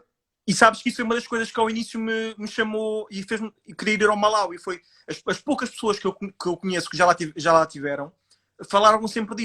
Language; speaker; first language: Portuguese; native; Portuguese